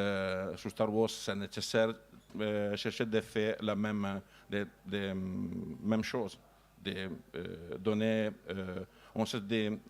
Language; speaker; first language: French; non-native, learner; Italian